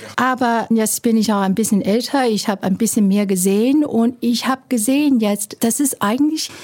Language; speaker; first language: German; non-native, fluent; Chinese